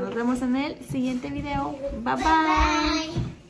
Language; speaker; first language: Spanish; native; Spanish